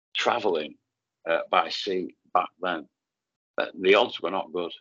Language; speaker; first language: English; native; English